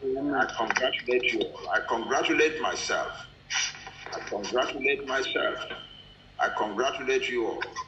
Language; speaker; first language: English; non-native, local second language; Yoruba